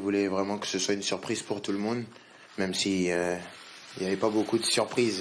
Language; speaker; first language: French; native; French